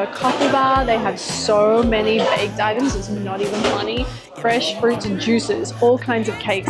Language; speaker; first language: English; native; English